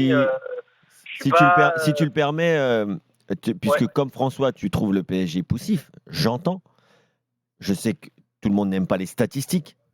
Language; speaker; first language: French; native; French